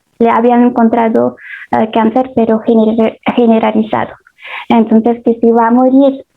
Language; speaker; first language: Spanish; early bilingual, heritage; Spanish